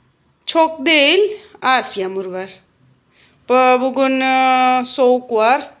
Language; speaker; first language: Turkish; non-native, learner; Gujarati